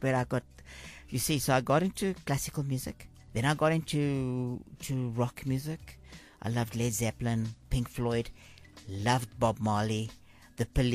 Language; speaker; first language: English; native; English